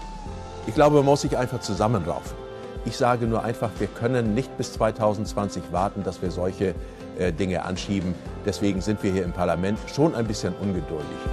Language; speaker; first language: German; native; German